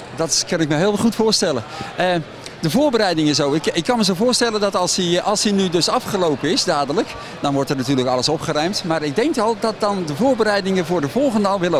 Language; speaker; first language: Dutch; native; Dutch